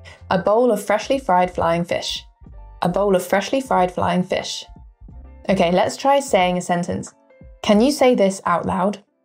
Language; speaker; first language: English; native; English